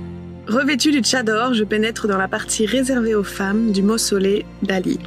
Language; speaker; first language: French; native; French